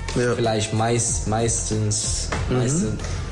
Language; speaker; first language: German; non-native, learner; Turkish